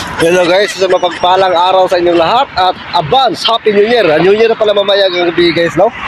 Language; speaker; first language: Filipino; non-native, local second language; Cebuano